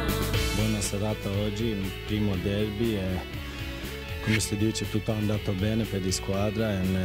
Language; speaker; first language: Italian; non-native, fluent; Portuguese